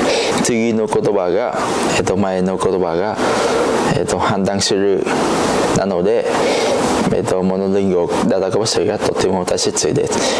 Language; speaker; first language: Japanese; non-native, learner; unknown